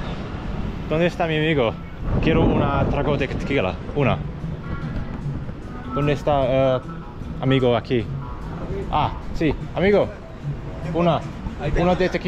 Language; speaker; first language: Spanish; non-native, learner; English